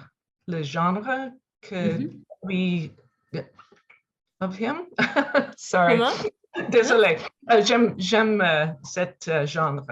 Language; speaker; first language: French; non-native, learner; English